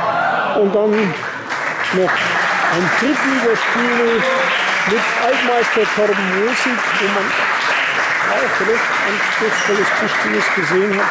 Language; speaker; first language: German; native; German